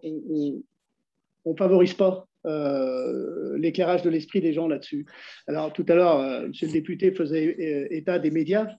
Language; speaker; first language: French; native; French